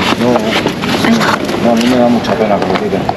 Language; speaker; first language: Spanish; native; Spanish